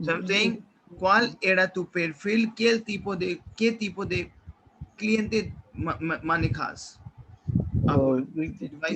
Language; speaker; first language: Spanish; non-native, fluent; Hindi